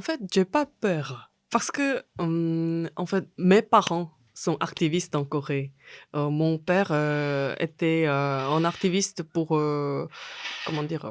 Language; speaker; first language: French; non-native, fluent; Korean